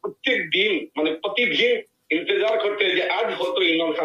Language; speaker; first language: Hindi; non-native, learner; Bangla